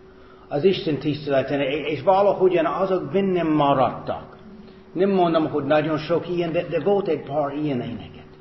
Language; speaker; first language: Hungarian; non-native, fluent; English